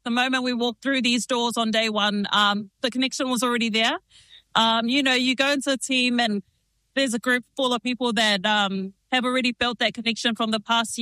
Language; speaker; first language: English; native; English